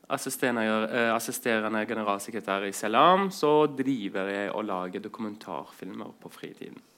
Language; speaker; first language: Norwegian; non-native, fluent; Arabic